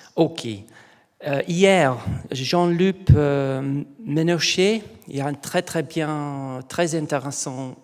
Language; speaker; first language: French; non-native, learner; English